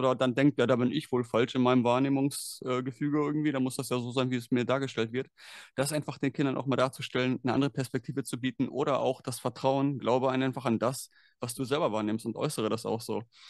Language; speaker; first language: German; native; German